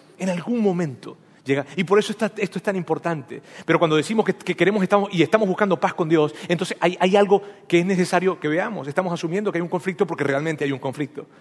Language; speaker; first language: Spanish; native; Spanish